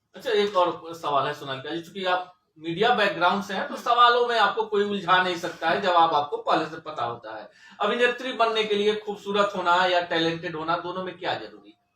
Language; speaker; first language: Hindi; native; Hindi